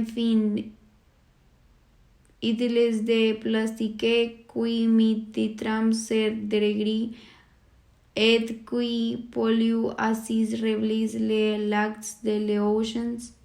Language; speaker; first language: French; non-native, learner; Spanish